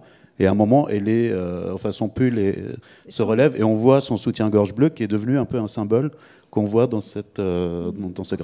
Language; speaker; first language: French; native; French